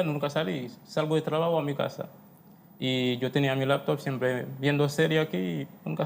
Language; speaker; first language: Spanish; non-native, learner; Haitian Creole